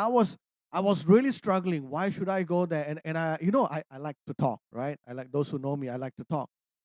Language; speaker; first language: English; non-native, local second language; Tamil